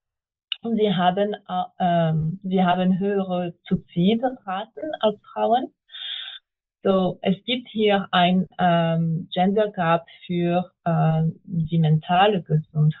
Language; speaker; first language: German; non-native, fluent; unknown